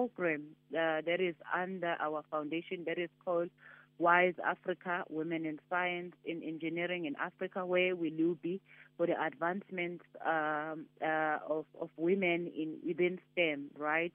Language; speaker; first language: English; non-native, local second language; Zulu